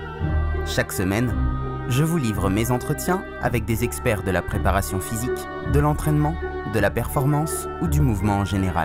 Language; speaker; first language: French; native; French